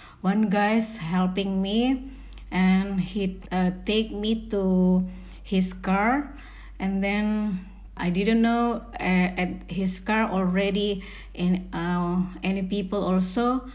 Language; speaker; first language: English; non-native, learner; Indonesian